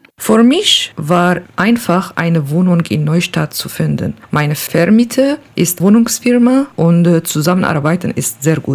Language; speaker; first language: German; non-native, learner; Kurdish